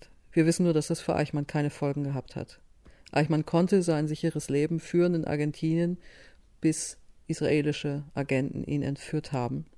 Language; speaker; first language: German; native; German